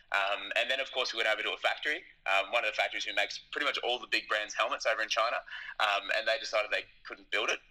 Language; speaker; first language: English; native; English